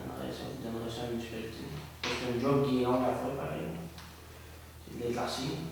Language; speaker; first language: French; native; French